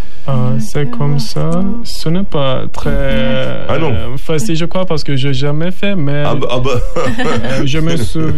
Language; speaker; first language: French; non-native, learner; Turkish